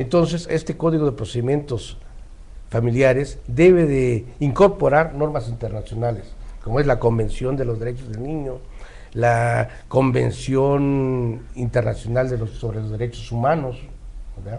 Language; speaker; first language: Spanish; native; Spanish